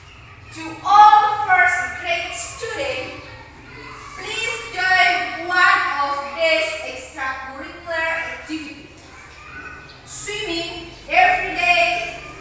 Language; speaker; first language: English; non-native, fluent; Indonesian